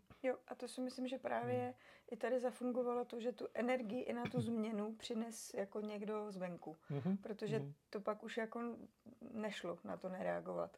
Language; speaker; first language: Czech; native; Czech